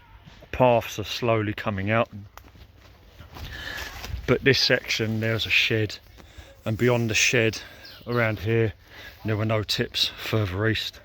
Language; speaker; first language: English; native; English